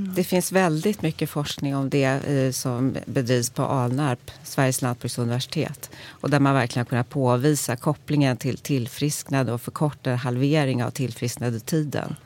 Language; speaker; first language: Swedish; native; Swedish